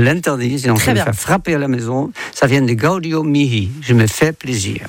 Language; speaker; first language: French; non-native, fluent; Dutch